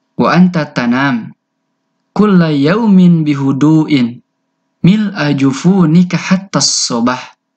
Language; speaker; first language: Arabic; non-native, fluent; Indonesian